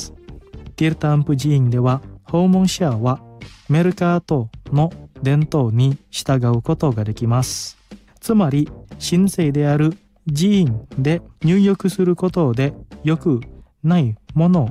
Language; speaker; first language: Japanese; non-native, fluent; Indonesian